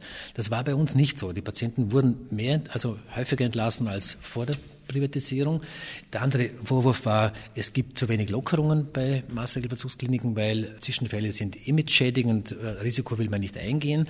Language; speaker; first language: German; native; German